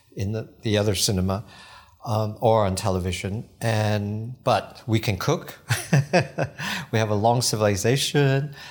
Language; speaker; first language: English; early bilingual, other home language; Cantonese